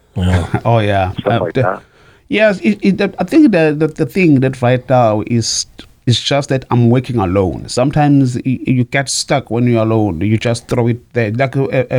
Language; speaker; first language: English; non-native, fluent; Zulu